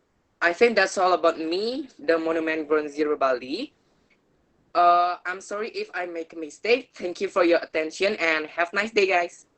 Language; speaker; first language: English; non-native, learner; Indonesian